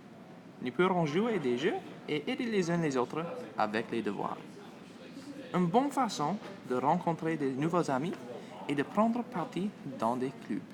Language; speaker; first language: French; non-native, local second language; English